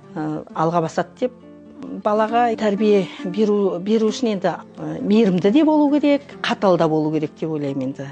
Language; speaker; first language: Kazakh; native; Kazakh